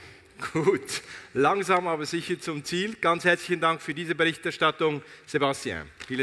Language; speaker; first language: German; native; German